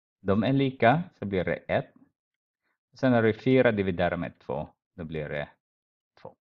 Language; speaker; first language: Swedish; non-native, fluent; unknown